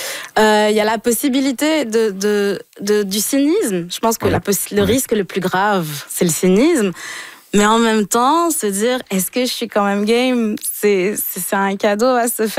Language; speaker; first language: French; native; French